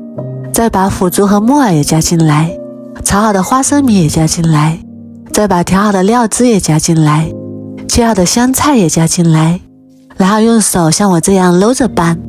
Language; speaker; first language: Chinese; native; Chinese